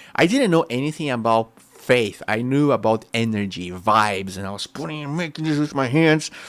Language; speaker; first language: English; non-native, fluent; Portuguese